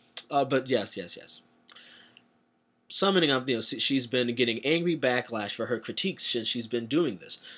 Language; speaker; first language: English; native; English